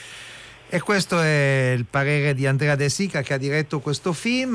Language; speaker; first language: Italian; native; Italian